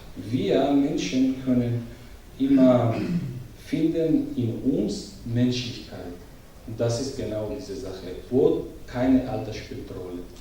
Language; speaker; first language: German; non-native, learner; Georgian